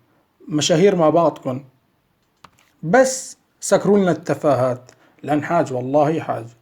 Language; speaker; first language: Arabic; native; Arabic